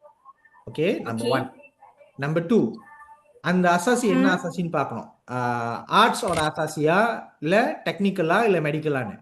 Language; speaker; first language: Tamil; native; Tamil